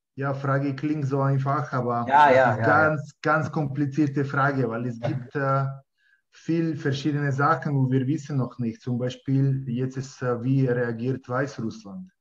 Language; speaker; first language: German; non-native, learner; Ukrainian